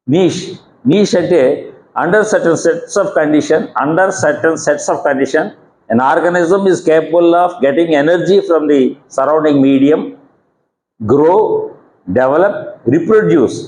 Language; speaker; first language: English; non-native, local second language; Telugu